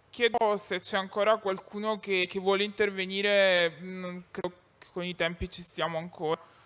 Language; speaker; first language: Italian; native; Italian